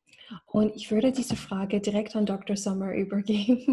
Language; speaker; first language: German; non-native, fluent; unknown